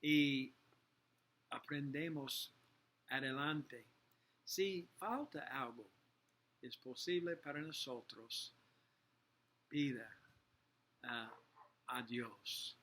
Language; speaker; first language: Spanish; non-native, learner; English